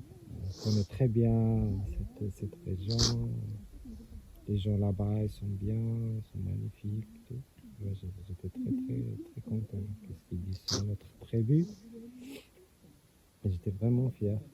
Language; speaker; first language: French; non-native, local second language; Arabic